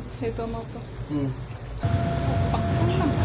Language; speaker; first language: Korean; non-native, learner; Turkish